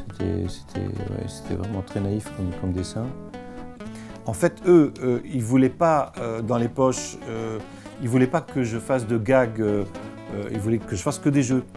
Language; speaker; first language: French; non-native, local second language; Arabic